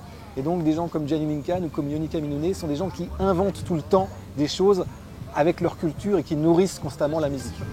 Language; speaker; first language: French; native; French